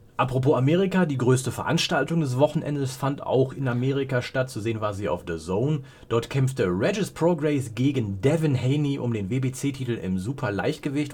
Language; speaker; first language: German; native; German